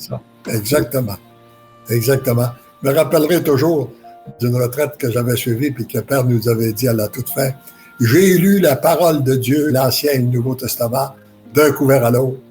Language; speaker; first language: French; native; French